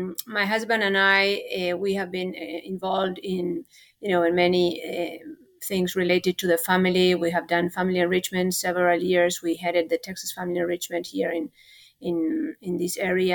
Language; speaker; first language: English; non-native, fluent; Spanish